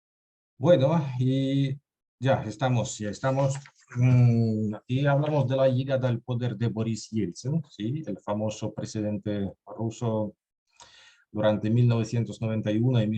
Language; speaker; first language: Spanish; non-native, fluent; Russian